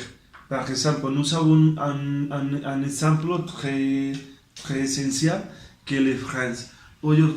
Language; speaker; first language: French; non-native, learner; Spanish